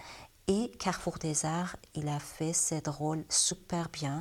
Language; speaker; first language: French; non-native, learner; Persian